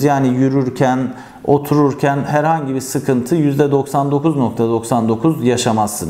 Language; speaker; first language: Turkish; native; Turkish